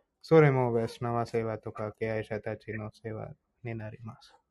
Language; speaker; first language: Japanese; non-native, fluent; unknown